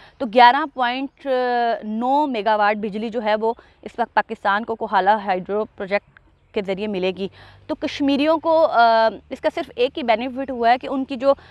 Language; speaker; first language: Urdu; non-native, local second language; Punjabi